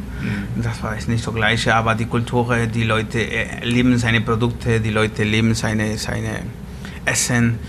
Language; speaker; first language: German; non-native, learner; Spanish